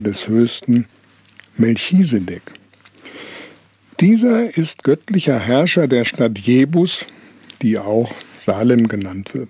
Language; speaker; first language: German; native; German